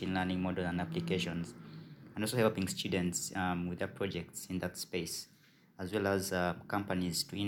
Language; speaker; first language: English; non-native, local second language; Ganda